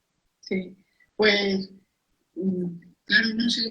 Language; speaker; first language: Spanish; native; Spanish